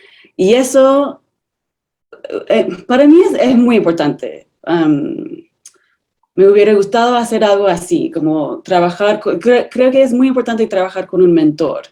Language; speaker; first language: Spanish; non-native, fluent; English